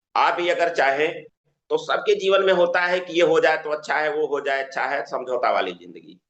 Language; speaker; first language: Hindi; native; Hindi